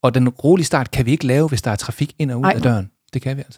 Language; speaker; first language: Danish; native; Danish